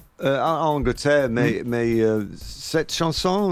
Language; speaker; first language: French; non-native, learner; English